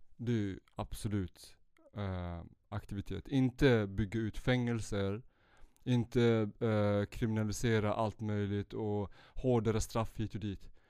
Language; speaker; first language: Swedish; early bilingual, other home language; Central Kurdish